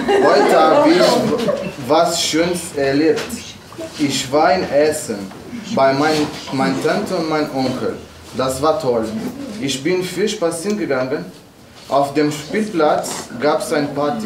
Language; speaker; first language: German; non-native, learner; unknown